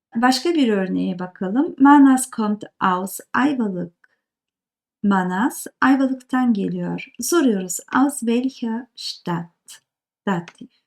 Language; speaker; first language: Turkish; native; Turkish